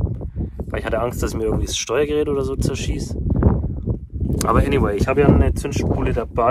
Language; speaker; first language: German; native; German